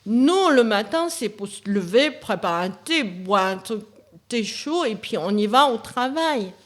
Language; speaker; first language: French; non-native, fluent; Chinese